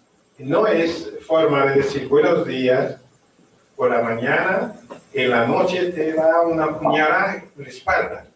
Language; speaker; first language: Spanish; non-native, learner; Haitian Creole